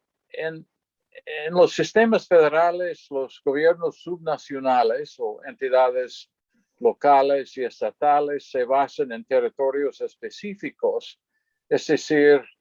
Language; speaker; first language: Spanish; non-native, fluent; English